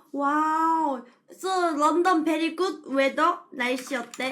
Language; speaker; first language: English; non-native, learner; Korean